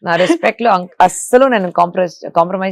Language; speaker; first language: Telugu; non-native, local second language; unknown